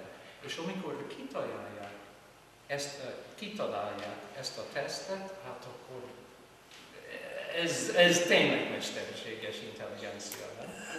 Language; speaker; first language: Hungarian; non-native, fluent; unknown